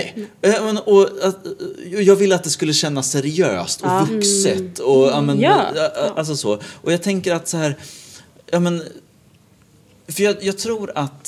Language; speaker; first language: Swedish; native; Swedish